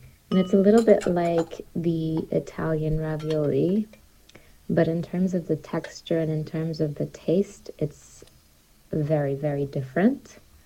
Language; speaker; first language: English; non-native, fluent; Turkish